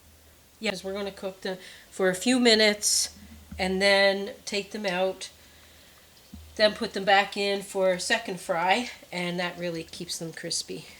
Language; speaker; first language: English; native; English